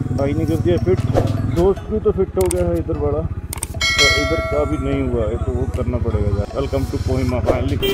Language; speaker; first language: Hindi; non-native, local second language; Punjabi